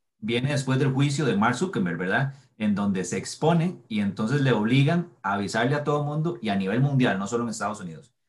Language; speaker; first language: Spanish; native; Spanish